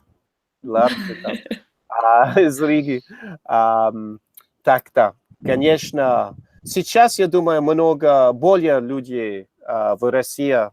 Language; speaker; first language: Russian; non-native, learner; English